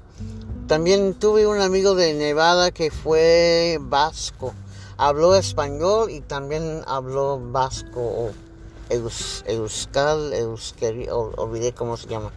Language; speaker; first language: Spanish; early bilingual, heritage; English